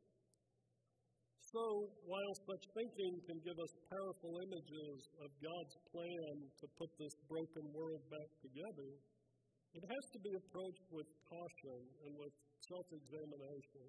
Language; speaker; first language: English; native; English